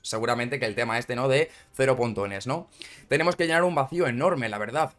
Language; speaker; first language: Spanish; native; Spanish